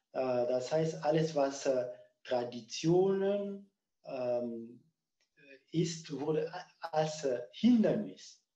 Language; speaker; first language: German; non-native, fluent; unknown